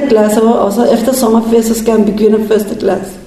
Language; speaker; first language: Danish; non-native, learner; Kurdish